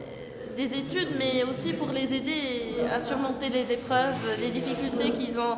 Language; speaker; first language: French; non-native, local second language; Arabic